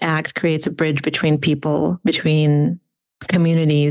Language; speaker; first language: English; non-native, fluent; Russian